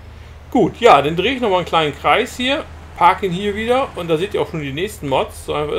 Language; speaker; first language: German; native; German